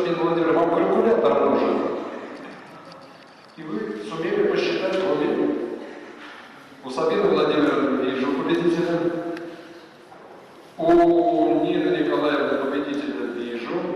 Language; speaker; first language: Russian; native; Russian